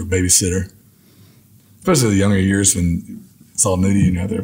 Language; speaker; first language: English; native; English